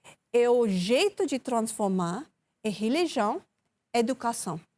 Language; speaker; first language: Portuguese; non-native, learner; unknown